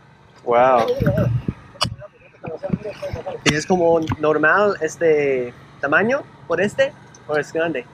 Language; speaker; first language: Spanish; non-native, learner; English